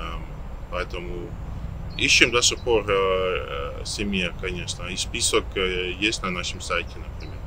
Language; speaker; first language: Russian; non-native, learner; Dutch